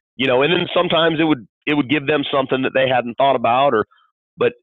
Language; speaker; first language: English; native; English